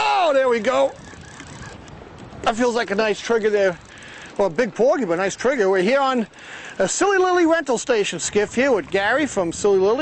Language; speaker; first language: English; native; English